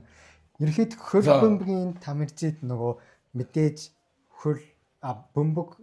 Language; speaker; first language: Mongolian; non-native, fluent; Japanese